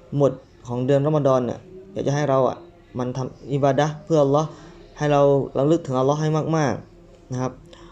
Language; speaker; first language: Thai; non-native, local second language; Malay